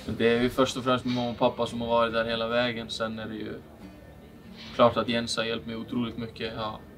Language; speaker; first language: Swedish; non-native, fluent; Icelandic